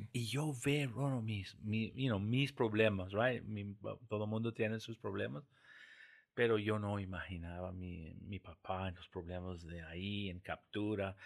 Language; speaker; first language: Spanish; non-native, fluent; English